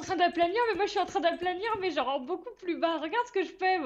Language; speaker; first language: French; native; French